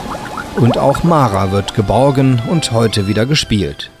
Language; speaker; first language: German; native; German